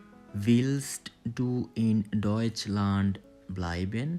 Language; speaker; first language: German; non-native, learner; Bangla